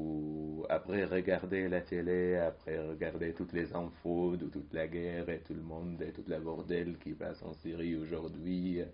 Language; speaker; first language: French; non-native, fluent; Arabic